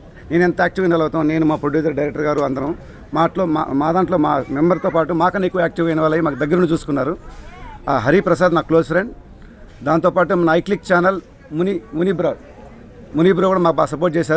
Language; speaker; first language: Telugu; native; Telugu